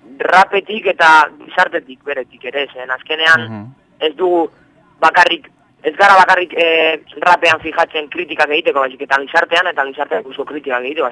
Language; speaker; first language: Basque; non-native, local second language; Spanish